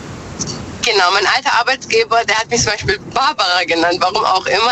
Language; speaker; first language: German; early bilingual, other home language; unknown